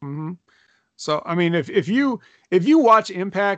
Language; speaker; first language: English; native; English